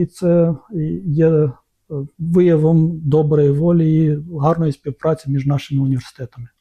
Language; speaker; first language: Ukrainian; non-native, local second language; Romanian